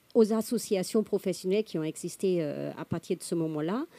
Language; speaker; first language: French; non-native, fluent; German